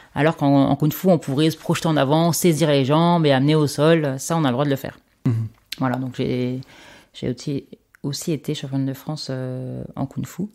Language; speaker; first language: French; native; French